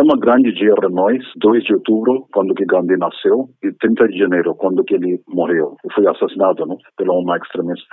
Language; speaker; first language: Portuguese; non-native, fluent; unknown